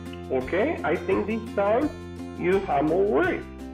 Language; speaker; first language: English; non-native, fluent; Spanish